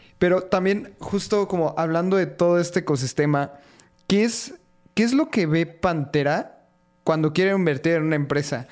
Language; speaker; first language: Spanish; native; Spanish